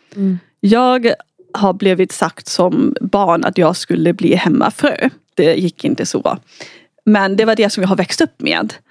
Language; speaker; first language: Swedish; non-native, fluent; German